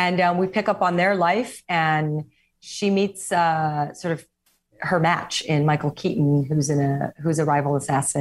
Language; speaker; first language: English; native; English